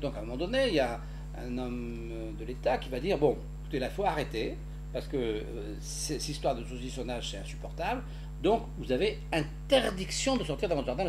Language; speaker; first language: French; native; French